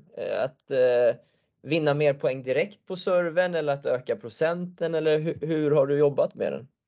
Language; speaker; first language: Swedish; native; Swedish